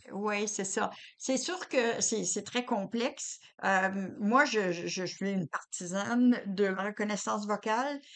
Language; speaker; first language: French; native; French